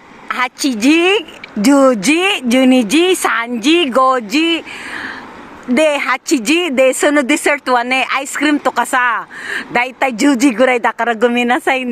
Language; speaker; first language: Japanese; non-native, learner; Filipino